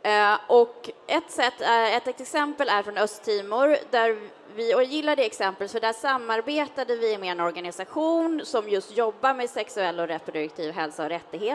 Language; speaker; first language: Swedish; native; Swedish